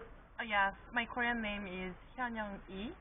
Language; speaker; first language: English; non-native, learner; Korean